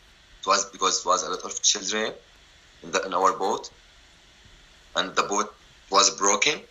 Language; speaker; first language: English; non-native, learner; Arabic